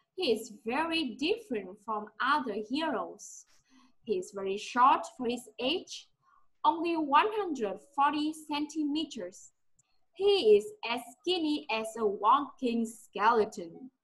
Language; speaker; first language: English; non-native, fluent; Vietnamese